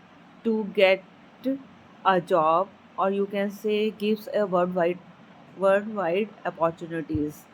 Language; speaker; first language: English; non-native, learner; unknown